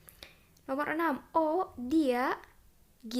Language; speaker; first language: Turkish; non-native, fluent; Indonesian